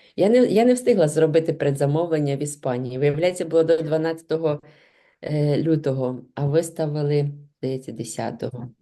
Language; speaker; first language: Ukrainian; non-native, local second language; Russian